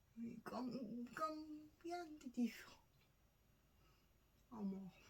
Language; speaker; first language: French; non-native, learner; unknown